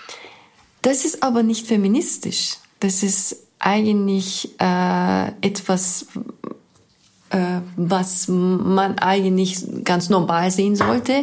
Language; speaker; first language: German; non-native, fluent; Turkish